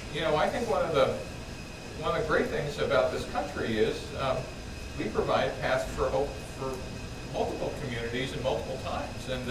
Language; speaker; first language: English; native; English